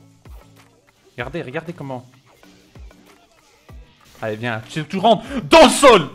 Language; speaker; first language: French; native; French